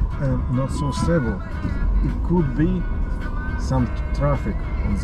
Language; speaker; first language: English; non-native, learner; German